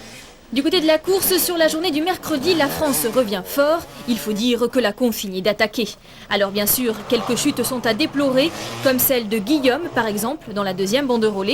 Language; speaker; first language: French; native; French